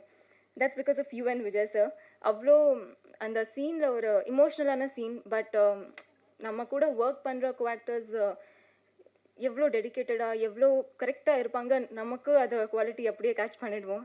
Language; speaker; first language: Tamil; non-native, fluent; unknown